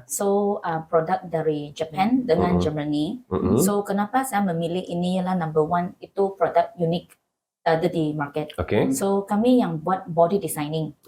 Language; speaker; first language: Indonesian; non-native, learner; Malay